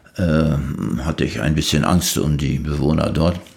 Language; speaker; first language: German; native; German